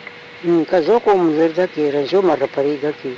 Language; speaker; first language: Portuguese; non-native, local second language; Tsonga